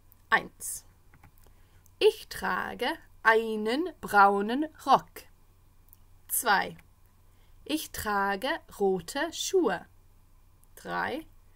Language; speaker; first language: German; non-native, fluent; English